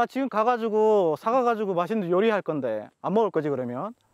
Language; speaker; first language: Korean; native; Korean